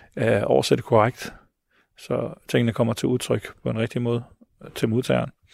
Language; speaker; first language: Danish; early bilingual, other home language; Arabic